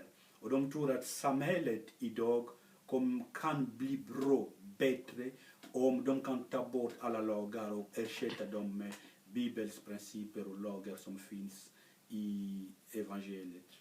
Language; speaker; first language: Swedish; non-native, fluent; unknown